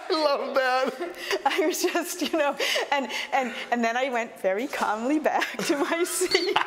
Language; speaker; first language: English; native; English